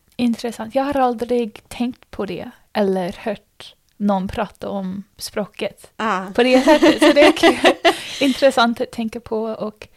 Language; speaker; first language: Swedish; non-native, fluent; English